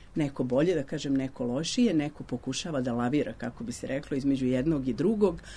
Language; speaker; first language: Serbian; native; Serbian